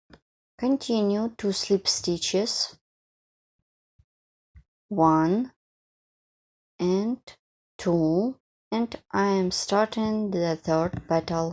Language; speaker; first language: English; non-native, fluent; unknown